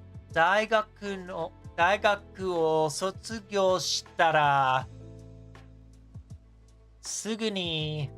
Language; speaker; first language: Japanese; non-native, learner; English